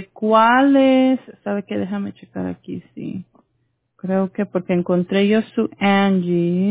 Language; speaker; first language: Spanish; early bilingual, heritage; Spanish